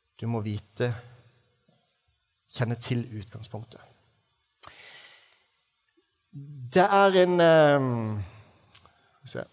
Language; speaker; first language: Norwegian; native; Norwegian